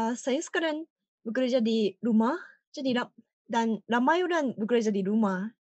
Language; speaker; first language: Malay; non-native, learner; Japanese